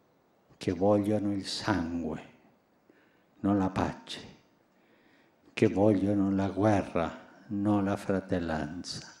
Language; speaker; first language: Italian; non-native, fluent; Spanish